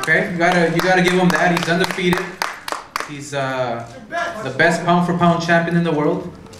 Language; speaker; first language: English; early bilingual, other home language; Spanish